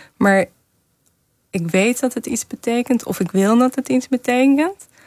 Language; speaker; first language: Dutch; early bilingual, other home language; Kazakh